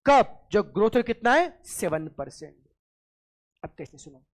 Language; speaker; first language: Hindi; non-native, local second language; Marathi